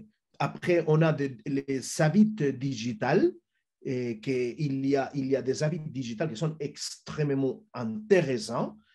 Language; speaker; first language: French; non-native, fluent; Spanish